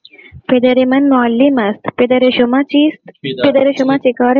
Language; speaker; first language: Persian; non-native, learner; Urdu